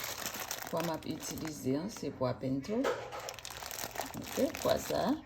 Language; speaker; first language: French; non-native, learner; Haitian Creole